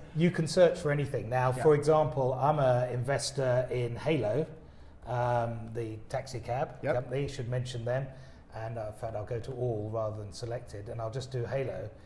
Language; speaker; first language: English; native; English